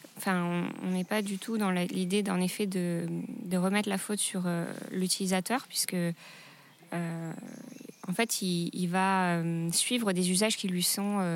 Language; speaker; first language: French; native; French